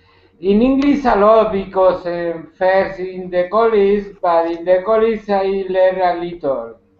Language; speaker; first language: English; non-native, learner; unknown